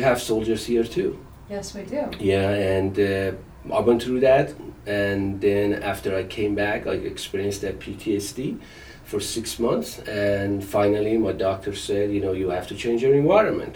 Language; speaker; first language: English; non-native, fluent; Persian